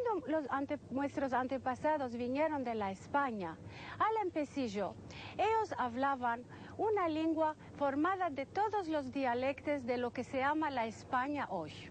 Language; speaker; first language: Spanish; early bilingual, heritage; Ladino